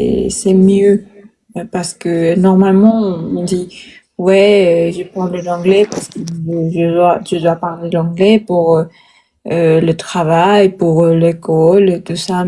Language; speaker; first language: French; non-native, learner; Spanish